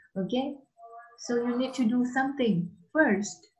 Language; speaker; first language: English; non-native, fluent; Vietnamese